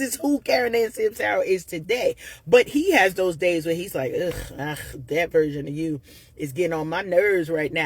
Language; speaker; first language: English; native; English